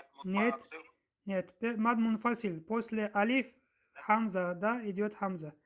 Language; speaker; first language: Russian; non-native, local second language; Tajik